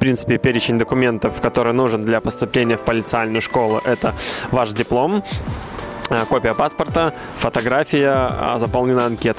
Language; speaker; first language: Russian; native; Russian